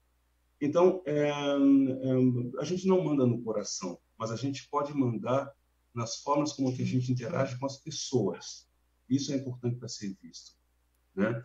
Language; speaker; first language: Portuguese; non-native, fluent; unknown